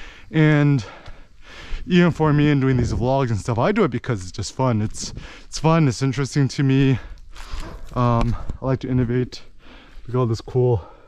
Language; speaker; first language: English; early bilingual, other home language; Korean